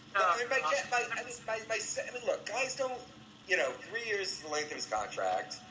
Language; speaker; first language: English; native; English